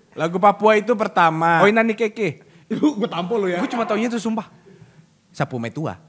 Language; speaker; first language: Indonesian; native; Indonesian